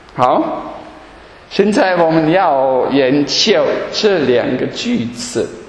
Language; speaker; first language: Chinese; non-native, fluent; German